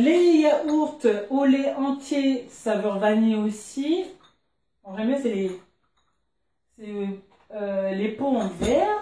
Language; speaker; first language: French; native; French